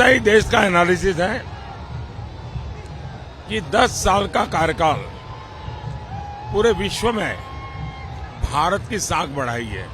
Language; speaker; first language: Hindi; non-native, local second language; Gujarati